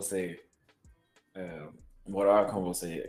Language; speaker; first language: Portuguese; non-native, learner; English